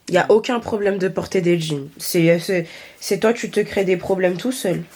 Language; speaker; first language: French; native; French